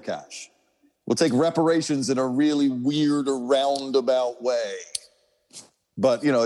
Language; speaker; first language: English; native; English